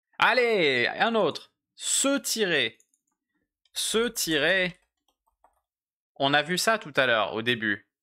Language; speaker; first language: French; native; French